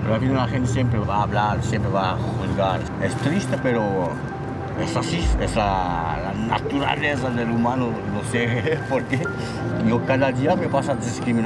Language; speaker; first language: Spanish; non-native, learner; French